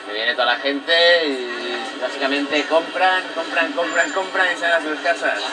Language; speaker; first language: Spanish; native; Spanish